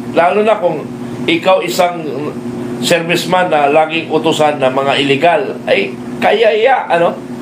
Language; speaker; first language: Filipino; native; Filipino